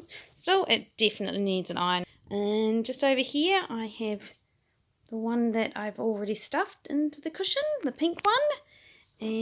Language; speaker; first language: English; native; English